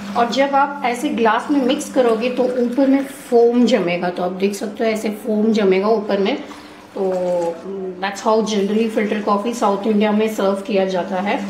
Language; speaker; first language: Hindi; non-native, local second language; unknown